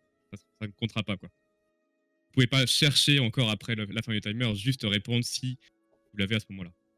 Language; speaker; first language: French; native; French